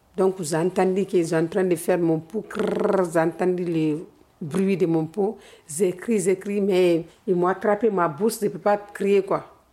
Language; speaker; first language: French; non-native, local second language; Fula